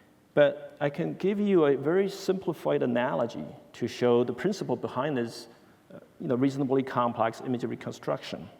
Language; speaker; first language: English; non-native, fluent; Chinese